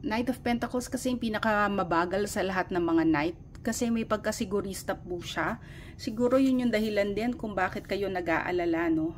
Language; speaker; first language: Filipino; native; Filipino